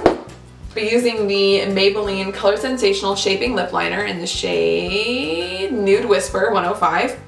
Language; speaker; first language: English; native; English